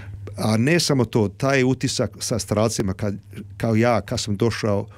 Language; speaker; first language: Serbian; early bilingual, heritage; Croatian